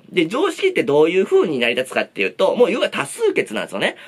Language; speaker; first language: Japanese; native; Japanese